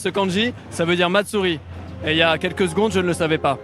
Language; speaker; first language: French; native; French